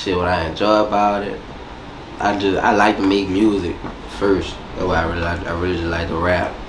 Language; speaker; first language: English; native; English